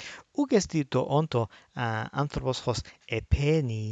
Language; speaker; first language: Greek; non-native, fluent; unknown